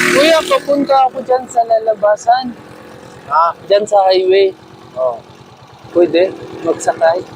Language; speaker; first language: Filipino; non-native, learner; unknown